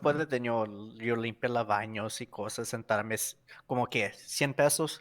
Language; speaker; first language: Spanish; non-native, learner; English